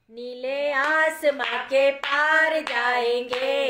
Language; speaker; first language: Hindi; non-native, local second language; Gujarati